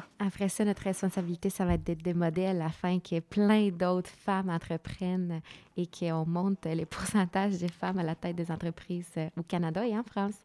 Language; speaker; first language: French; non-native, fluent; Spanish